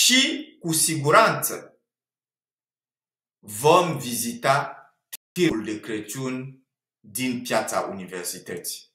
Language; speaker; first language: Romanian; non-native, fluent; French